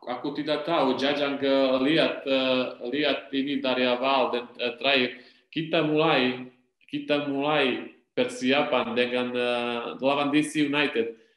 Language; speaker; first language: Indonesian; non-native, learner; Serbian